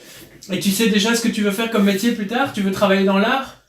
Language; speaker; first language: French; native; French